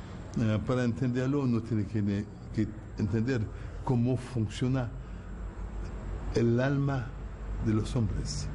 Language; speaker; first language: Spanish; non-native, fluent; Haitian Creole